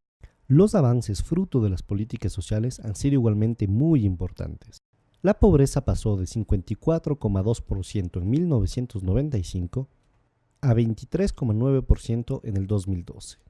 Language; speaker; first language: Spanish; native; Spanish